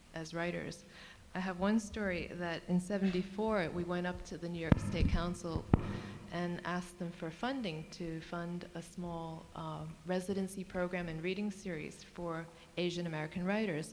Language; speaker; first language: English; early bilingual, other home language; Cantonese